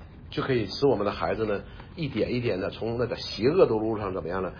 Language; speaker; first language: Chinese; native; Chinese